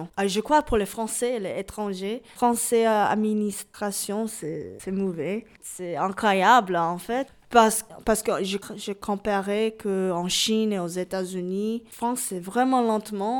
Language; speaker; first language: French; non-native, learner; Chinese